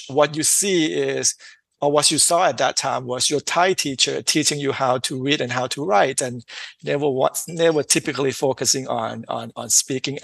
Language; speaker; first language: English; non-native, fluent; Thai